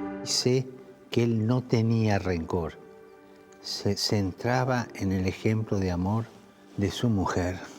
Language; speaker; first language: Spanish; native; Spanish